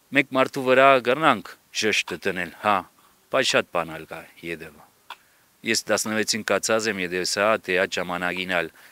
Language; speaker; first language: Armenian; early bilingual, heritage; Armenian